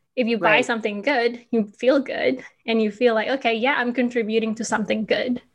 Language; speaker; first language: English; non-native, fluent; Indonesian